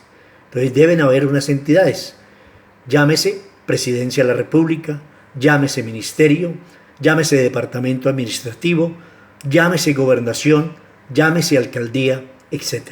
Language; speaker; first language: Spanish; native; Spanish